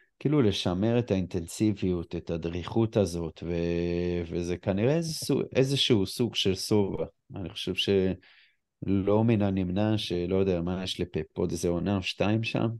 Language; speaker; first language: Hebrew; native; Hebrew